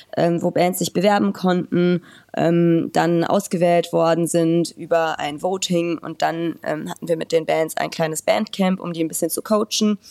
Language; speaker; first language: German; native; German